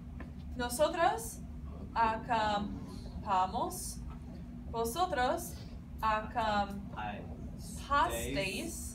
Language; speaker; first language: Spanish; non-native, fluent; English